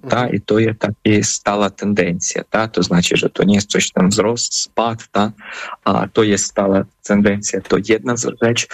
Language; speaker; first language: Polish; non-native, fluent; Ukrainian